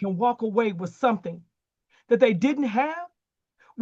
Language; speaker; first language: English; native; English